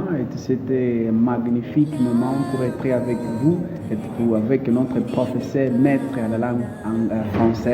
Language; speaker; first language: French; non-native, learner; Portuguese